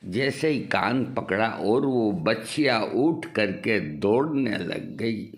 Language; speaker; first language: Hindi; native; Hindi